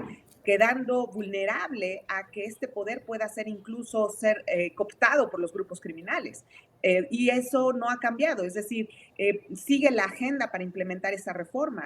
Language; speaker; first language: Spanish; native; Spanish